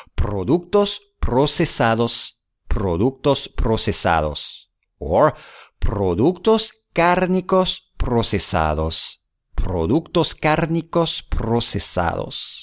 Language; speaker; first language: Spanish; non-native, fluent; English